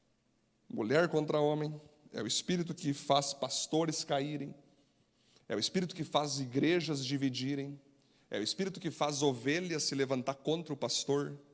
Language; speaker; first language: Portuguese; native; Portuguese